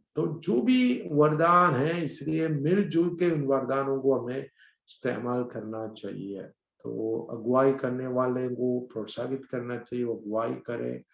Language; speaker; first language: Hindi; non-native, local second language; Malayalam